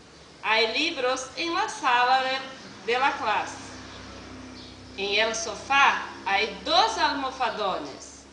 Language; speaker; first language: Spanish; non-native, learner; Portuguese